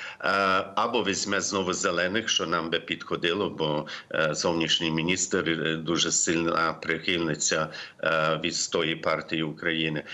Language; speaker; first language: Ukrainian; early bilingual, heritage; Ukrainian